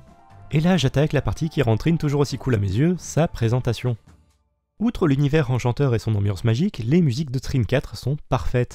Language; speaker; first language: French; native; French